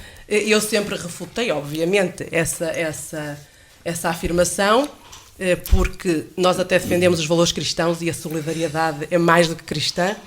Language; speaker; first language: Portuguese; native; Portuguese